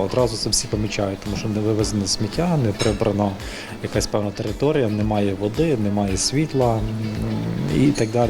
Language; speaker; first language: Ukrainian; native; Ukrainian